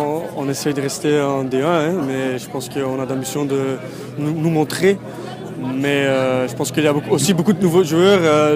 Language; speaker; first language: French; non-native, local second language; Dutch